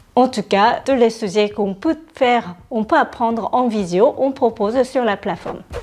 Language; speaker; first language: French; non-native, fluent; Korean